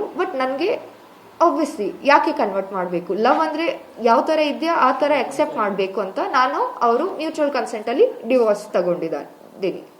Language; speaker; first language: Kannada; non-native, local second language; Kodava